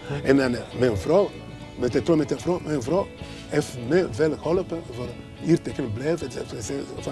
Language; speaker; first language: Dutch; non-native, learner; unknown